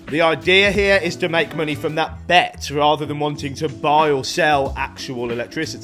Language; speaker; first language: English; native; English